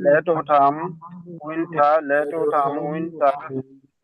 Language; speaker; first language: English; non-native, learner; Bangla